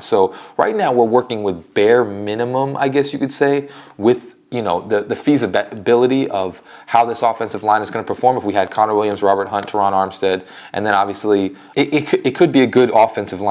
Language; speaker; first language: English; native; English